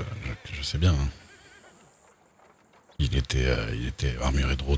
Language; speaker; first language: French; native; French